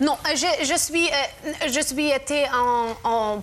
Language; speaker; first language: French; non-native, learner; German